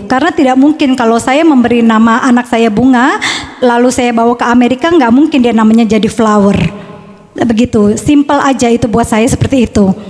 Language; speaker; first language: Indonesian; native; Indonesian